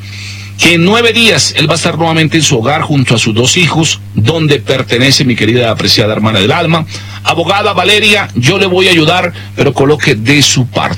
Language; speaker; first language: Spanish; native; Spanish